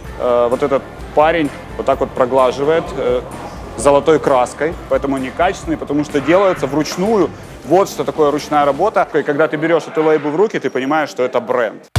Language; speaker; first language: Russian; native; Russian